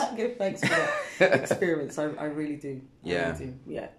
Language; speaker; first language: English; native; English